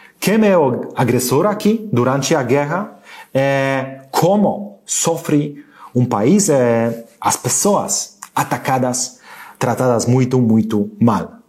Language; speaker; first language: Portuguese; non-native, learner; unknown